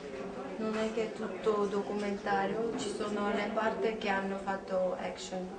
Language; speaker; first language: Italian; non-native, learner; Armenian